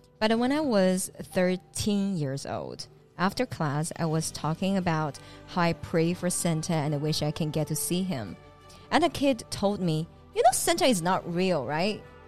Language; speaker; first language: English; non-native, fluent; Chinese